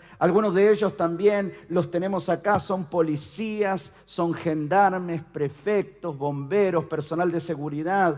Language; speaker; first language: Spanish; native; Spanish